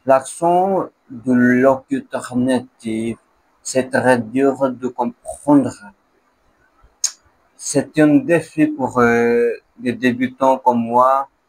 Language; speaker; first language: French; non-native, learner; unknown